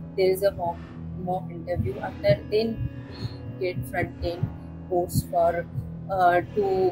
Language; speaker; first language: English; non-native, local second language; Bangla